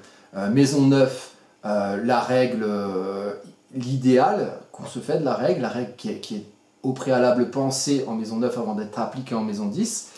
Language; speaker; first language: French; native; French